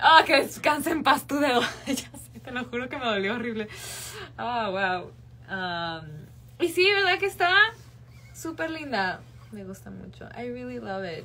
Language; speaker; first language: Spanish; native; Spanish